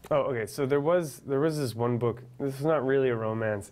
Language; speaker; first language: English; native; English